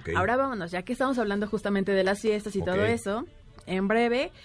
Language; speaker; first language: Spanish; native; Spanish